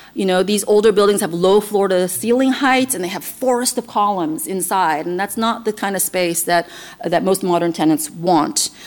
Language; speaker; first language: English; non-native, fluent; Chinese